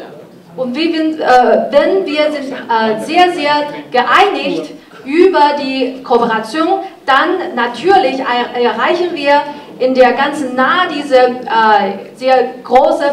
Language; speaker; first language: German; non-native, fluent; Chinese